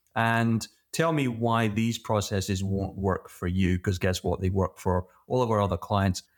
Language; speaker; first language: English; native; English